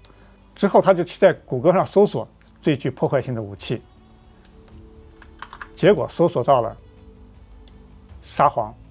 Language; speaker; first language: Chinese; native; Chinese